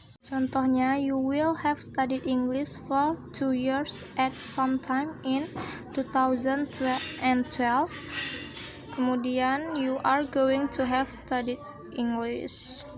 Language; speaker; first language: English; non-native, learner; Indonesian